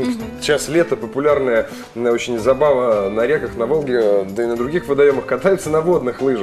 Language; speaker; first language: Russian; native; Russian